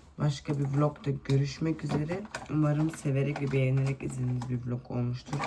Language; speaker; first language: Turkish; early bilingual, heritage; Turkish